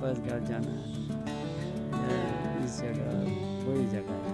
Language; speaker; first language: Hindi; non-native, local second language; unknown